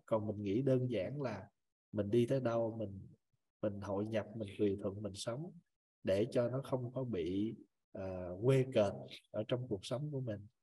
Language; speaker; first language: Vietnamese; native; Vietnamese